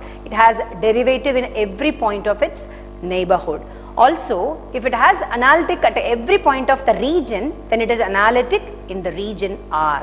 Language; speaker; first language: English; non-native, local second language; Tamil